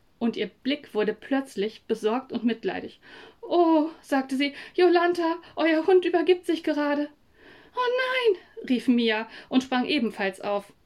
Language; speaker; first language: German; native; German